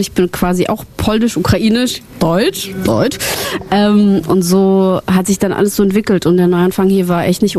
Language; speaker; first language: German; early bilingual, other home language; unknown